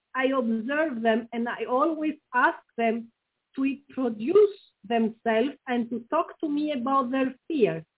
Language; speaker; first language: English; non-native, fluent; Greek